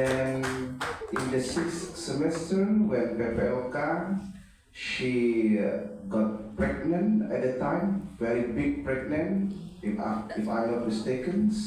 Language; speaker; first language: English; non-native, fluent; Indonesian